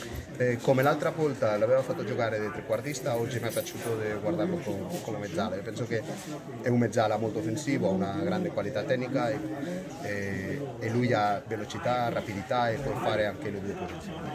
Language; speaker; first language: Italian; non-native, fluent; Spanish